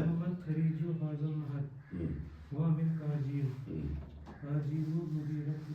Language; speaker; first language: Arabic; non-native, learner; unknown